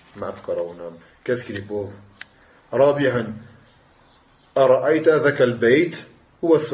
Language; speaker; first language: Arabic; non-native, fluent; French